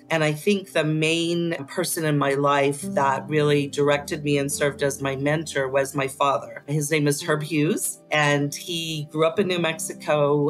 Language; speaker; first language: English; native; English